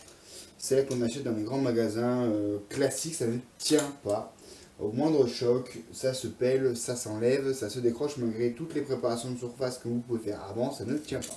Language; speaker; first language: French; native; French